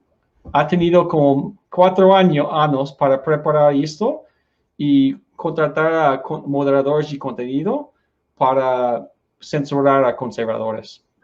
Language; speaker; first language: Portuguese; non-native, learner; Spanish